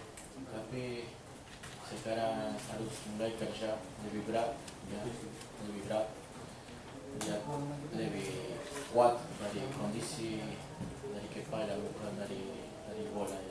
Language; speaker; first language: Indonesian; non-native, learner; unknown